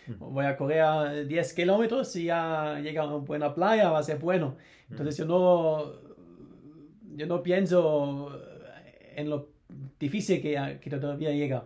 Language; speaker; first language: Spanish; non-native, learner; German